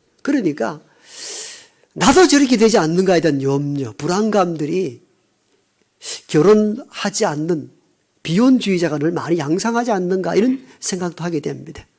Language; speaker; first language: Korean; native; Korean